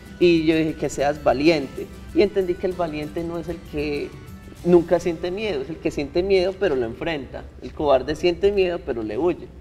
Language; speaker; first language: Spanish; native; Spanish